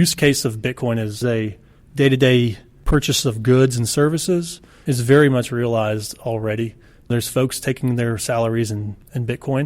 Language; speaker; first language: English; native; English